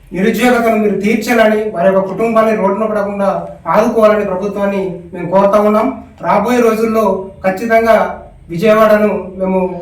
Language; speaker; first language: Telugu; native; Telugu